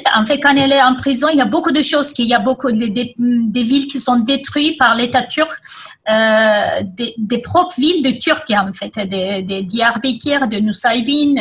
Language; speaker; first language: French; non-native, fluent; Kurdish